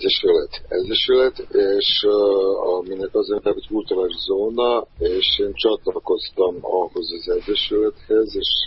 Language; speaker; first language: Hungarian; non-native, fluent; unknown